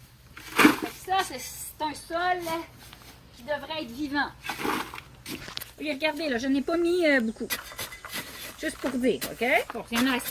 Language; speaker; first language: French; native; French